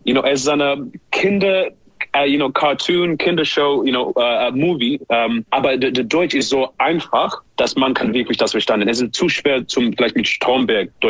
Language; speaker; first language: German; non-native, learner; English